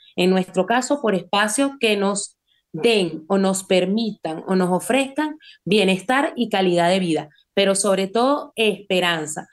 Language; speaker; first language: Spanish; native; Spanish